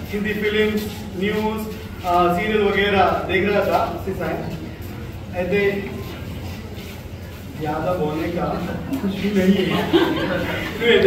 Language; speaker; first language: Hindi; non-native, local second language; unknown